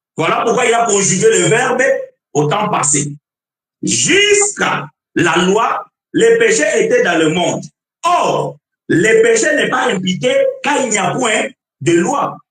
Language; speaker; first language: French; non-native, fluent; Portuguese